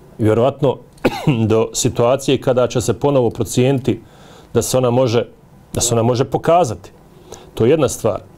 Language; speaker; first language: Bosnian; native; Bosnian